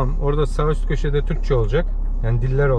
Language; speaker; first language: Turkish; early bilingual, heritage; Turkish